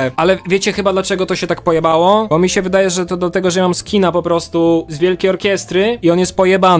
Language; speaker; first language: Polish; native; Polish